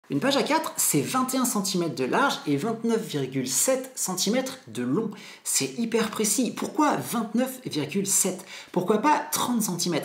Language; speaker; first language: French; native; French